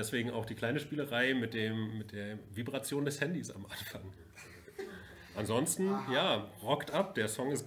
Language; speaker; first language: German; native; German